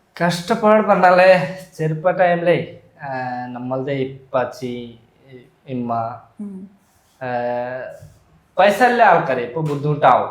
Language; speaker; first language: Malayalam; non-native, local second language; Bangla